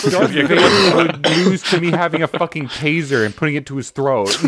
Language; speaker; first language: English; native; English